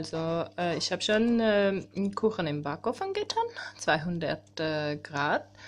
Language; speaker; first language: German; non-native, learner; Armenian